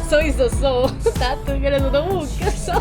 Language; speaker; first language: Korean; non-native, fluent; Spanish